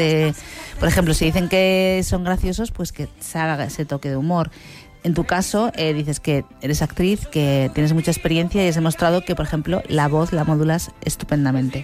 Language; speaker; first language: Spanish; native; Spanish